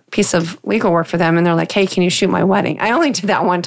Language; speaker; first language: English; native; English